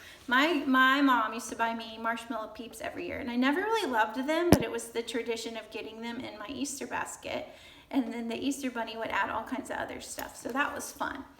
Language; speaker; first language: English; native; English